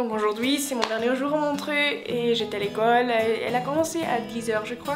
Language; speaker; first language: French; non-native, learner; Swiss German